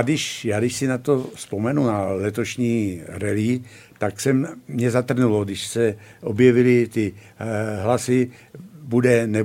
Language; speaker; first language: Czech; native; Czech